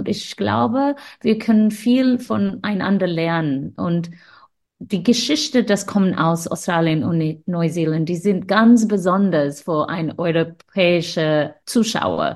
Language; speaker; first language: German; non-native, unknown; English